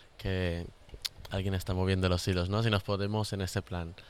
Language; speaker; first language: Spanish; native; Spanish